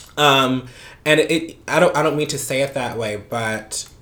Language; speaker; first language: English; non-native, fluent; Spanish